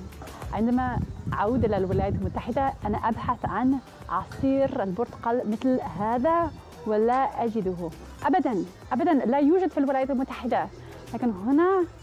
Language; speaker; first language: Arabic; non-native, fluent; English